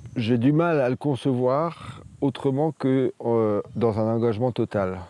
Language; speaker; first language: French; native; French